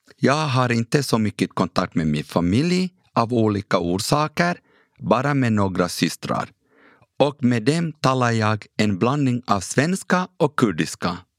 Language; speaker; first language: Swedish; early bilingual, other home language; Kurdish